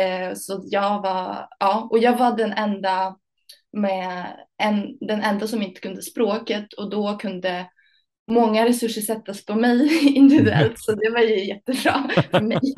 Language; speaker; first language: Swedish; early bilingual, other home language; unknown